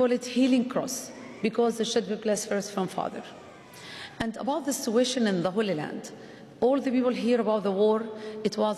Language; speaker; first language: English; non-native, fluent; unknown